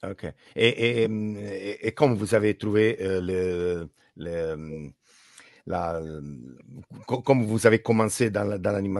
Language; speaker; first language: French; non-native, learner; Italian